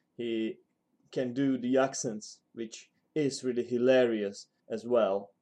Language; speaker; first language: English; non-native, fluent; Czech